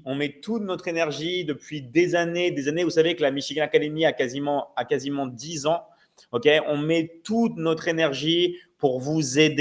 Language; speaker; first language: French; native; French